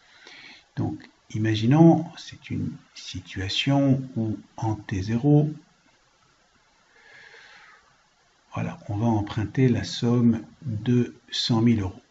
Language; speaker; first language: French; native; French